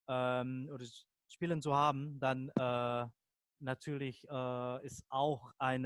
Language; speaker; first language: German; non-native, fluent; Indonesian